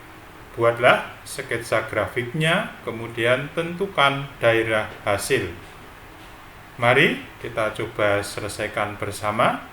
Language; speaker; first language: Indonesian; native; Indonesian